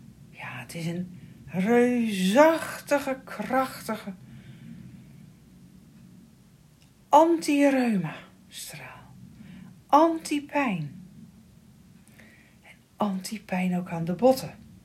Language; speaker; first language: Dutch; native; Dutch